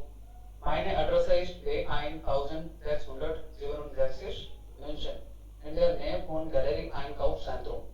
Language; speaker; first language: German; non-native, learner; Hindi